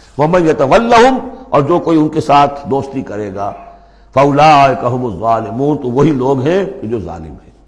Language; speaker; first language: Urdu; native; Urdu